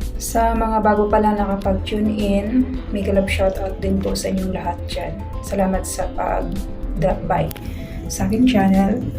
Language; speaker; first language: Filipino; non-native, local second language; Cebuano